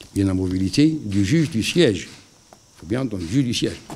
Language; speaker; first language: French; non-native, local second language; Arabic